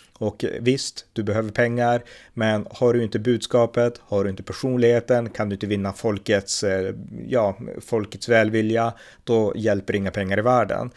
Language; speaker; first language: Swedish; native; Swedish